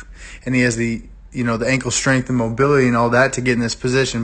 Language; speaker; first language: English; native; English